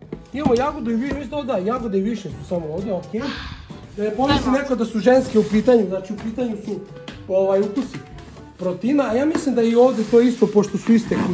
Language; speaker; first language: Croatian; native; Croatian